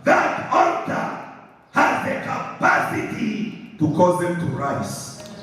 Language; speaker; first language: English; non-native, local second language; Swahili